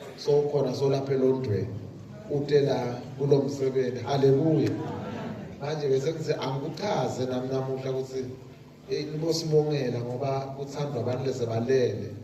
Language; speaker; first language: Zulu; non-native, local second language; Swati